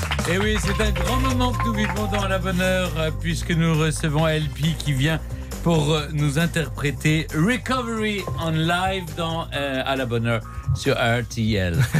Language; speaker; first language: French; native; French